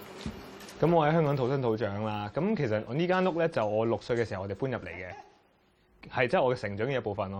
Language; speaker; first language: Chinese; non-native, local second language; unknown